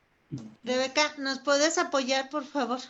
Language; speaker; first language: Spanish; native; Spanish